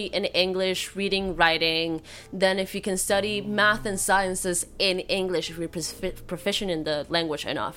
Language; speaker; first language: English; non-native, fluent; Spanish